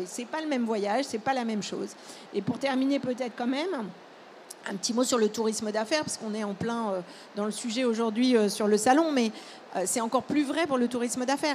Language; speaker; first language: French; native; French